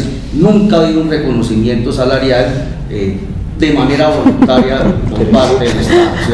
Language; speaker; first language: Spanish; native; Spanish